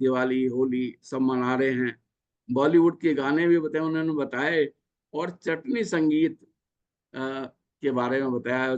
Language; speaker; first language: Hindi; native; Hindi